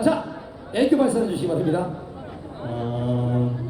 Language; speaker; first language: Korean; native; Korean